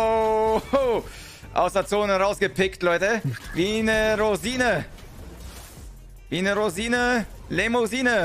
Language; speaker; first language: German; native; German